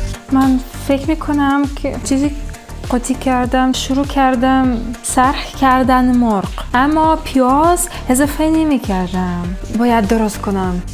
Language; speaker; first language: Persian; non-native, learner; Russian